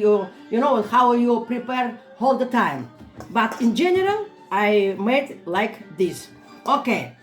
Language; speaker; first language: English; non-native, learner; Russian